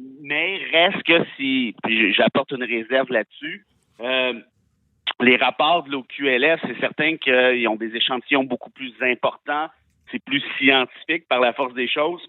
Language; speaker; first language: French; native; French